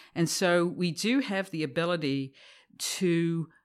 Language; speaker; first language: English; native; English